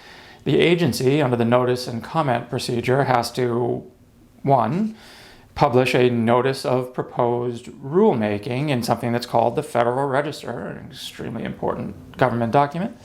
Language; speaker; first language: English; native; English